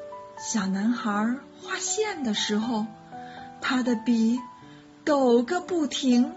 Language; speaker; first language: Chinese; native; Chinese